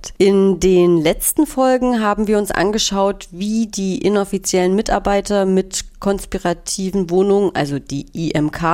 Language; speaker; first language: German; native; German